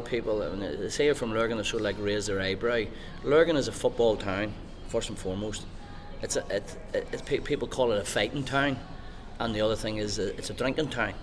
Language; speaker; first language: English; native; English